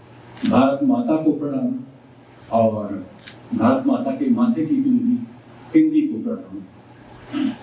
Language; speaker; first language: Hindi; native; Hindi